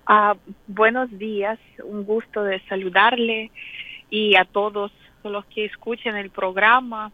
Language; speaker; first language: Spanish; non-native, fluent; Russian